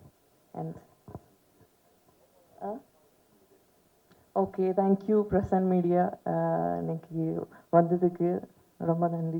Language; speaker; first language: Tamil; non-native, learner; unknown